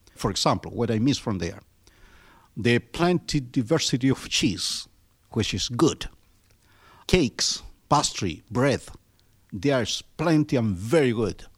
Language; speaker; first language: English; non-native, fluent; Spanish